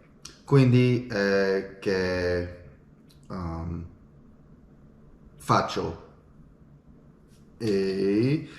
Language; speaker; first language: Italian; non-native, learner; English